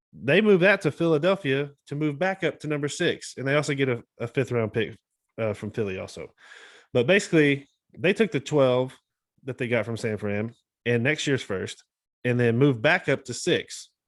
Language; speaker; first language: English; native; English